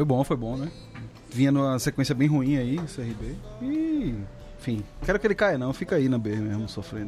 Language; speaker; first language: Portuguese; native; Portuguese